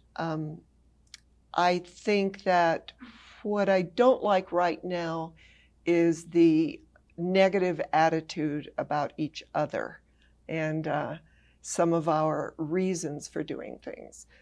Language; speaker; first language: English; native; English